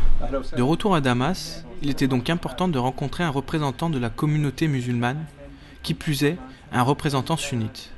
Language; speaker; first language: French; native; French